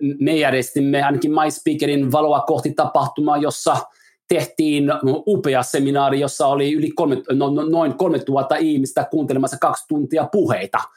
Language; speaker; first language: Finnish; non-native, fluent; English